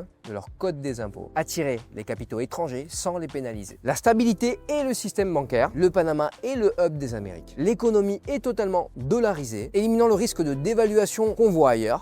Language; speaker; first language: French; native; French